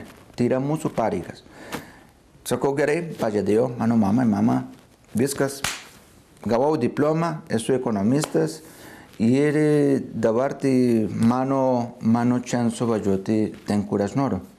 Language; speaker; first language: Lithuanian; non-native, fluent; Spanish